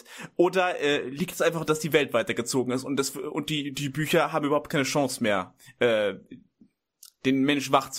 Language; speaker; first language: German; native; German